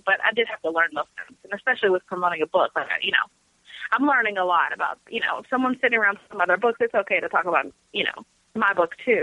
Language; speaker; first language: English; native; English